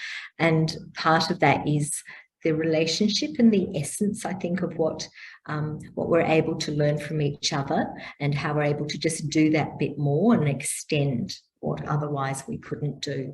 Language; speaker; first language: English; native; English